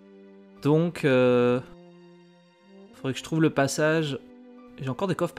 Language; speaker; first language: French; native; French